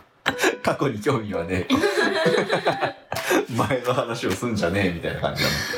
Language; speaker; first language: Japanese; native; Japanese